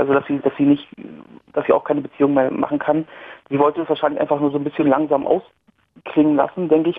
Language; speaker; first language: German; native; German